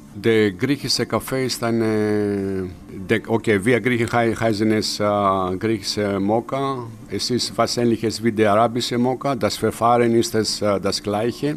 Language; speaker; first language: German; non-native, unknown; Greek